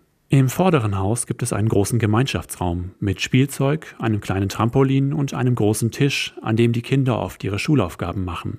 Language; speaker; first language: German; native; German